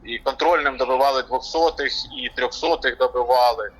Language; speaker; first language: Ukrainian; non-native, local second language; Russian